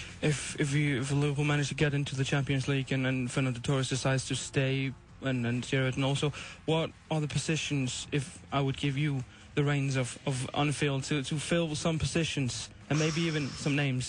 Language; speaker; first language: English; non-native, fluent; Icelandic